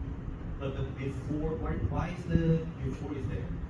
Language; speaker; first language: English; non-native, fluent; Korean